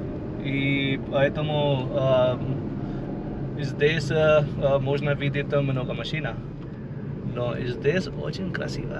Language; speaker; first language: Russian; non-native, learner; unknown